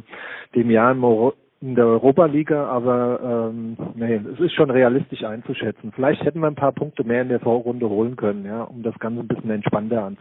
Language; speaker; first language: German; native; German